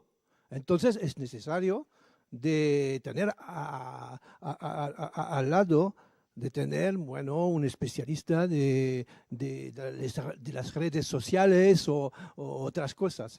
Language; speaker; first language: Spanish; non-native, fluent; French